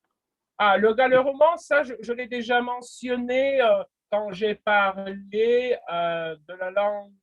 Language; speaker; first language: French; non-native, fluent; Russian